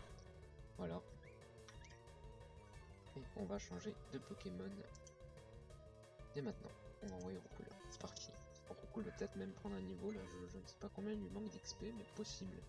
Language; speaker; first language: French; native; French